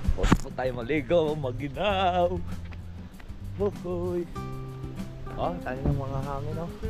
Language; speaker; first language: Filipino; non-native, local second language; Cebuano